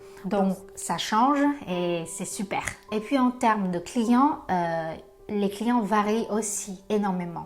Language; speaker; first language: French; non-native, fluent; Vietnamese